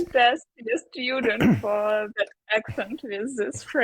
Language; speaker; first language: English; non-native, learner; Ukrainian